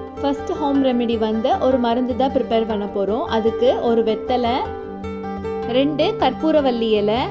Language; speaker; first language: Tamil; native; Tamil